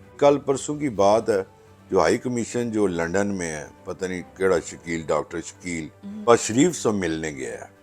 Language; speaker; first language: Urdu; non-native, local second language; Pahari-Potwari